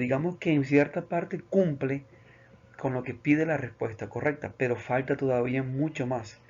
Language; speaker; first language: Spanish; native; Spanish